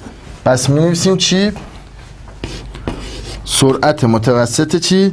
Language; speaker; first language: Persian; native; Persian